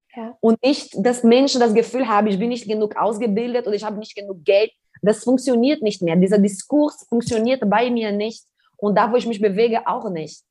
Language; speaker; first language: German; non-native, fluent; Portuguese